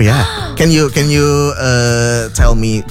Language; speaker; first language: English; non-native, learner; Indonesian